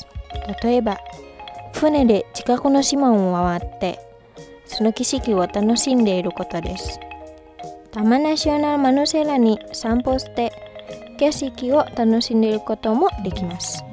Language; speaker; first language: Japanese; non-native, fluent; Indonesian